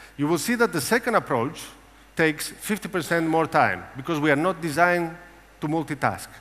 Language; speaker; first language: English; non-native, fluent; Greek